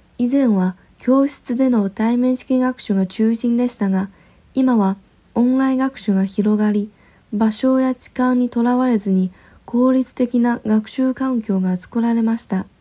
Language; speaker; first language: Japanese; non-native, fluent; Chinese